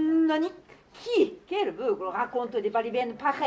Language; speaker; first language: French; non-native, fluent; Japanese